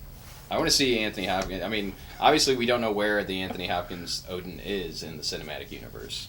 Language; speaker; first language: English; native; English